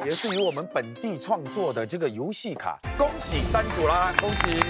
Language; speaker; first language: Chinese; native; Chinese